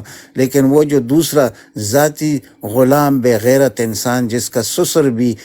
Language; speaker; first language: Urdu; native; Urdu